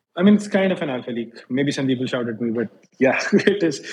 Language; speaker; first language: English; non-native, local second language; Hindi